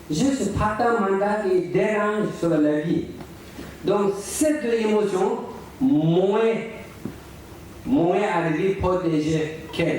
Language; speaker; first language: French; non-native, learner; Tibetan